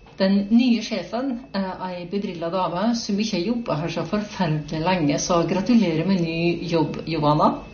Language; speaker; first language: Norwegian; native; Norwegian